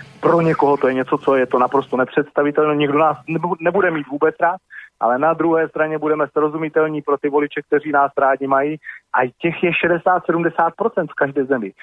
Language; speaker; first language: Czech; native; Czech